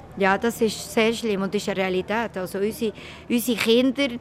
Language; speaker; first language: German; non-native, fluent; Spanish